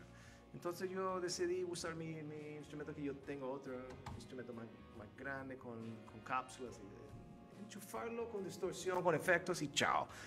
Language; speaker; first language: Spanish; non-native, fluent; Turkish